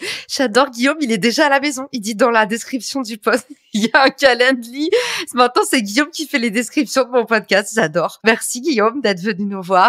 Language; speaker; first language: French; native; French